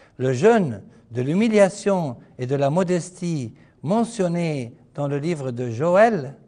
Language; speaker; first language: French; non-native, fluent; Arabic